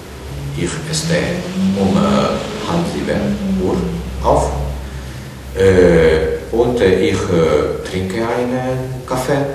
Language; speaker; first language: German; non-native, learner; Spanish